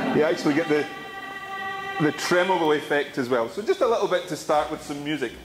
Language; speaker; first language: English; native; English